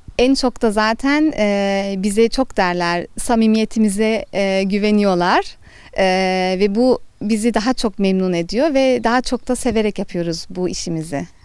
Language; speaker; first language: Turkish; early bilingual, heritage; Turkish